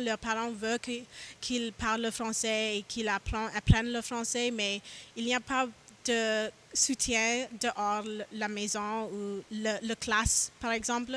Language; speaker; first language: French; non-native, learner; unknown